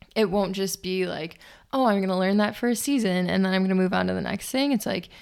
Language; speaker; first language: English; native; English